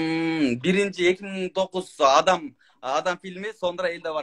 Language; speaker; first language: Turkish; non-native, learner; Kyrgyz